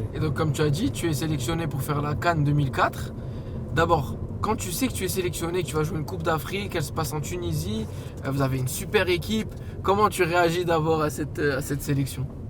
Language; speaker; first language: French; non-native, local second language; Arabic